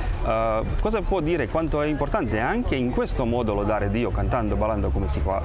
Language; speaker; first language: Italian; non-native, fluent; Croatian